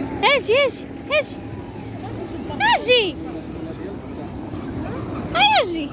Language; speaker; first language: Arabic; native; Arabic